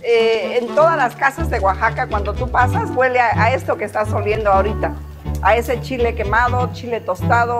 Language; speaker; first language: Spanish; native; Spanish